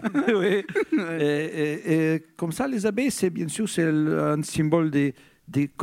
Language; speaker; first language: French; non-native, fluent; Russian